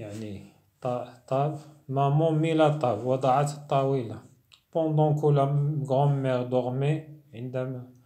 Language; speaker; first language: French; non-native, local second language; Arabic